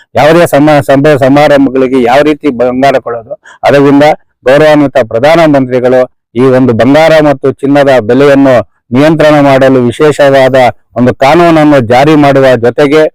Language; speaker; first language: Kannada; native; Kannada